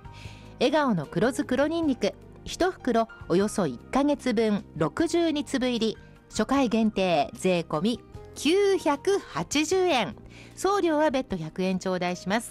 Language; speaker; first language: Japanese; native; Japanese